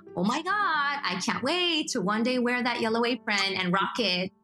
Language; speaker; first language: English; native; English